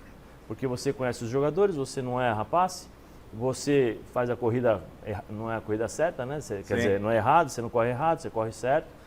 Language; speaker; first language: Portuguese; native; Portuguese